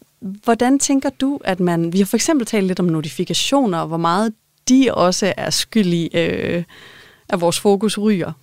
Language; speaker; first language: Danish; native; Danish